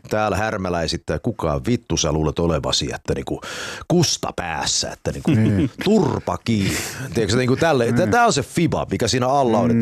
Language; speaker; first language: Finnish; early bilingual, heritage; Finnish